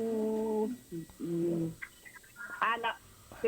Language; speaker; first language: French; non-native, local second language; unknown